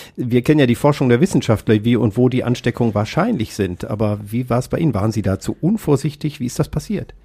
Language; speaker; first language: German; native; German